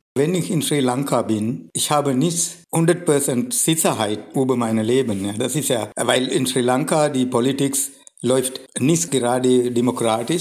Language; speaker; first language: German; non-native, fluent; Sinhala